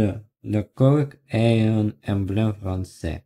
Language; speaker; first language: French; non-native, learner; Russian